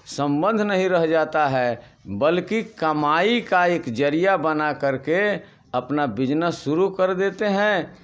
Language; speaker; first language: Hindi; native; Hindi